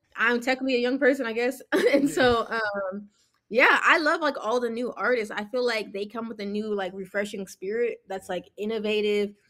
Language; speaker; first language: English; early bilingual, other home language; Yoruba